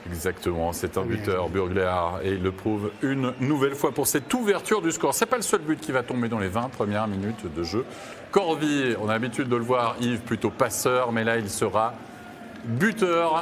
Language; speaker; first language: French; native; French